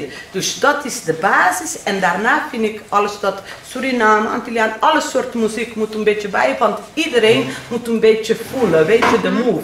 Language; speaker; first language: Dutch; non-native, learner; Portuguese